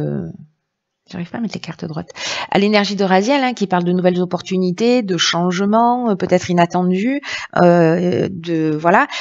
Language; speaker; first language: French; native; French